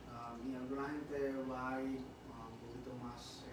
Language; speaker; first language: Spanish; early bilingual, heritage; Spanish